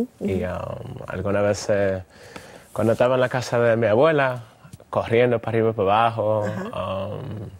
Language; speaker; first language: Spanish; early bilingual, other home language; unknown